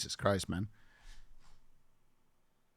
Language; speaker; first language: English; native; English